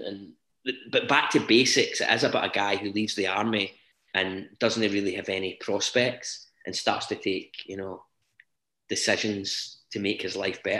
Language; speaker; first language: English; native; English